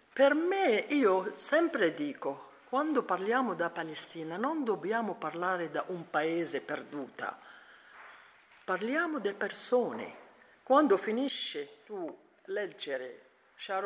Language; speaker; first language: Italian; non-native, learner; Arabic